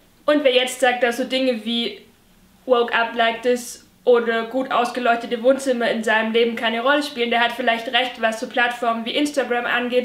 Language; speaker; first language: German; native; German